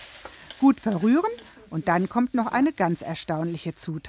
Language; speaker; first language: German; native; German